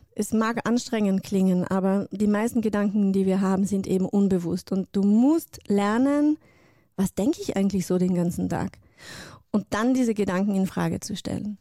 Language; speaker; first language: German; non-native, fluent; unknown